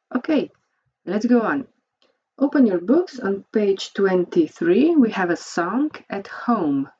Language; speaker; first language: English; non-native, fluent; Slovenian